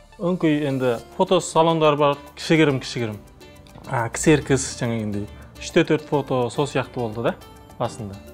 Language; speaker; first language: Kazakh; early bilingual, heritage; Kazakh